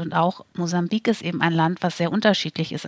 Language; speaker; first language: German; native; German